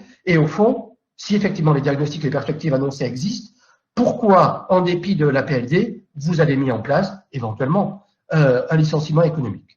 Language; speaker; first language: French; native; French